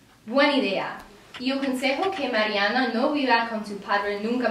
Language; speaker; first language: Spanish; non-native, learner; English